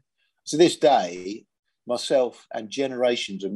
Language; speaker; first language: English; native; English